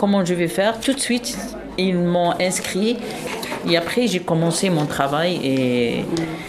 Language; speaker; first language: French; non-native, fluent; Arabic